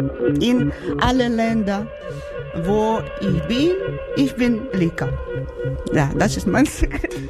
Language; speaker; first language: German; non-native, learner; Ukrainian